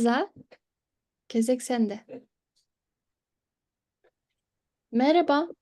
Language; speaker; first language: Turkish; non-native, fluent; Kyrgyz